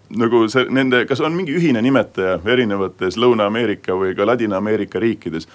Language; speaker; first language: Estonian; native; Estonian